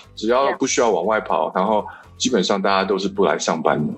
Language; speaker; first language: Chinese; early bilingual, heritage; Chinese